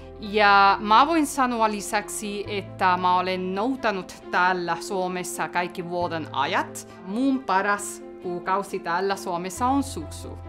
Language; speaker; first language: Finnish; non-native, learner; Spanish